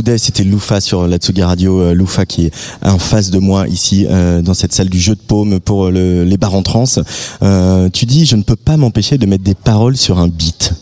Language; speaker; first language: French; native; French